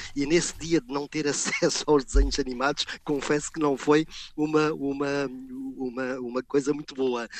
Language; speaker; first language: Portuguese; native; Portuguese